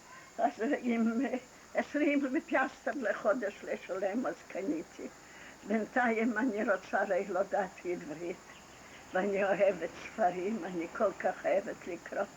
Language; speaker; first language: Hebrew; non-native, fluent; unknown